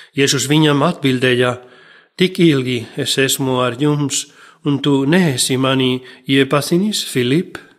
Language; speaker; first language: Latvian; non-native, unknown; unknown